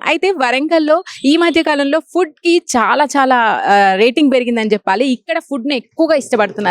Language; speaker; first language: Telugu; native; Telugu